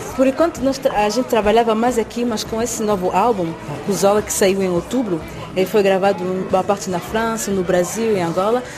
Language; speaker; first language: Portuguese; native; Portuguese